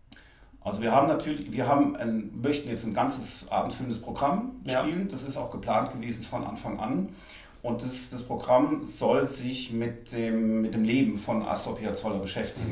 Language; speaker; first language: German; native; German